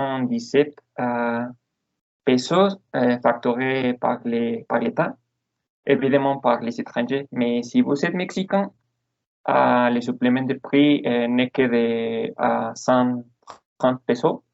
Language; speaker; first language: French; non-native, learner; Spanish